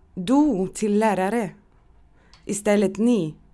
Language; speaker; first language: Swedish; non-native, learner; Russian